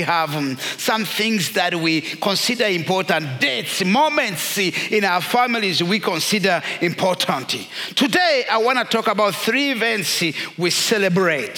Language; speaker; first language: English; non-native, local second language; Kinyarwanda